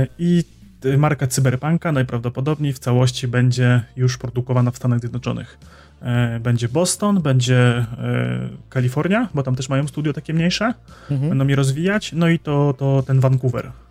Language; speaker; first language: Polish; native; Polish